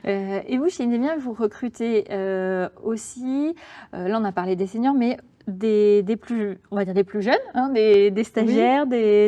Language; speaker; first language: French; native; French